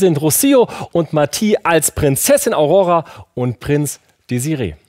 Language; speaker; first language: German; native; German